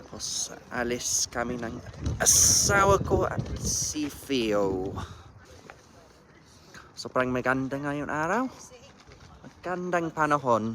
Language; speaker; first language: Filipino; non-native, learner; English